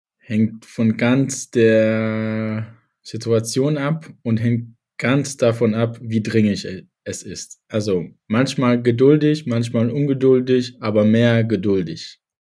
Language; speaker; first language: German; early bilingual, other home language; Kurdish